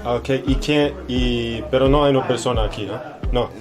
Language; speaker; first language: Spanish; non-native, learner; English